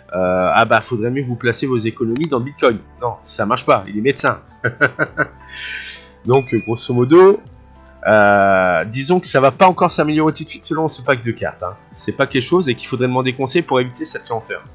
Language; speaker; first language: French; native; French